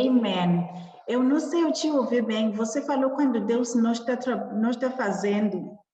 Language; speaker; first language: Portuguese; non-native, learner; English